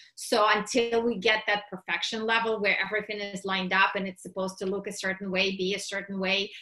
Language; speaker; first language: English; non-native, fluent; Russian